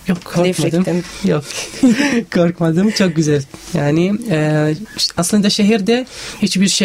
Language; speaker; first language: Turkish; non-native, learner; Arabic